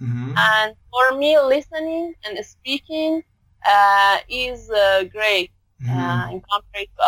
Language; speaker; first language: English; non-native, learner; Persian